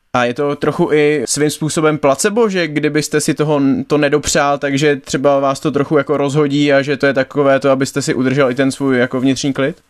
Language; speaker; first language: Czech; native; Czech